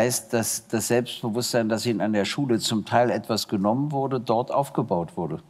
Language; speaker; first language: German; native; German